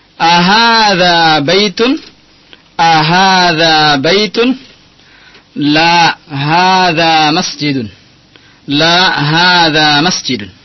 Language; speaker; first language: Arabic; non-native, fluent; Indonesian